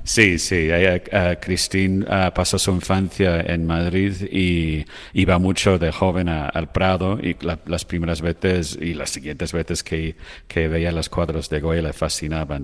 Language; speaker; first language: Spanish; non-native, fluent; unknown